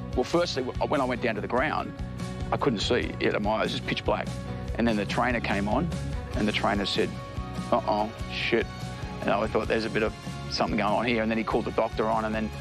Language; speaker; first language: English; native; English